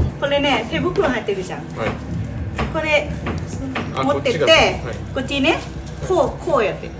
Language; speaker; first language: Japanese; non-native, learner; Thai